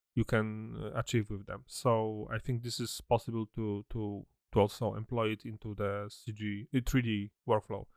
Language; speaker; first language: English; non-native, fluent; Polish